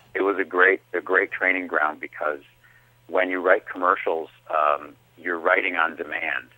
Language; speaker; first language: English; native; English